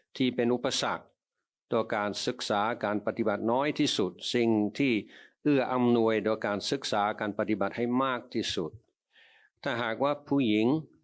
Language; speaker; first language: Thai; non-native, fluent; English